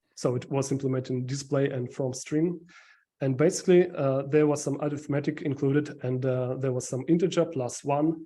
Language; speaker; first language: English; non-native, fluent; Ukrainian